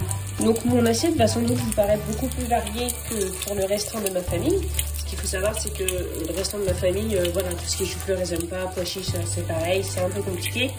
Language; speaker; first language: French; native; French